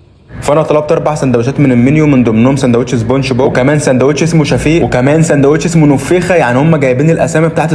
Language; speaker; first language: Arabic; native; Arabic